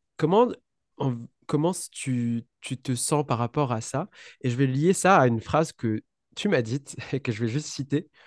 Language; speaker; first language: French; non-native, local second language; Arabic